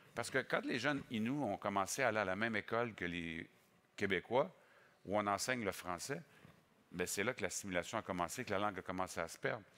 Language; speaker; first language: French; native; French